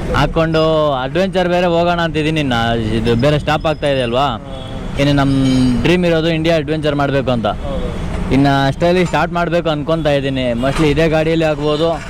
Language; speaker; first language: Kannada; native; Kannada